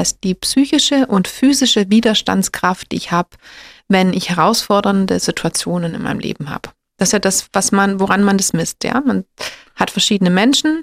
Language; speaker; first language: German; native; German